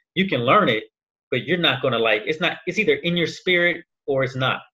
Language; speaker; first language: English; native; English